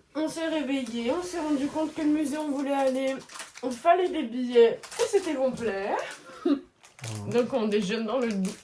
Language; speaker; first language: French; native; French